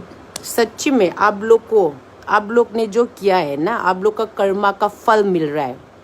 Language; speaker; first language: Hindi; non-native, local second language; Manipuri